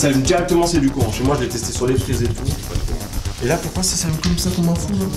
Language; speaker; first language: French; native; French